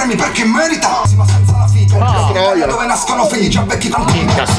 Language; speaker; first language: Italian; native; Italian